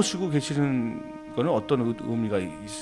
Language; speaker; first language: Korean; native; Korean